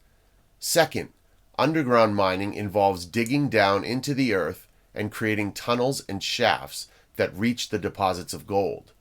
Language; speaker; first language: English; native; English